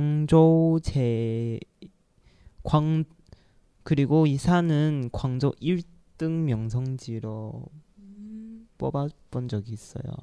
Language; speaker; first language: Korean; non-native, learner; Chinese